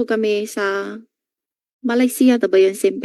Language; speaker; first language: Filipino; non-native, learner; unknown